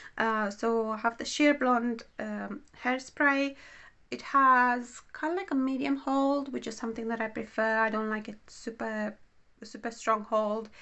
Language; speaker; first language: English; non-native, fluent; Romanian